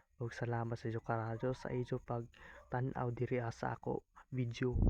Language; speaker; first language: Cebuano; native; Cebuano